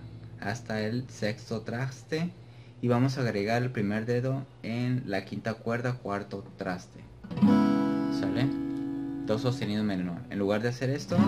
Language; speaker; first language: Spanish; native; Spanish